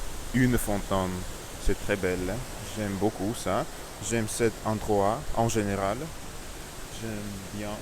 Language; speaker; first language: French; non-native, learner; Russian